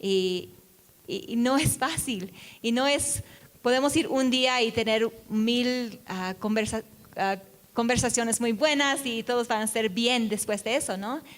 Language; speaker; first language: Spanish; non-native, fluent; English